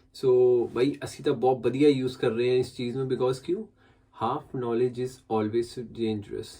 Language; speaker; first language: Hindi; native; Hindi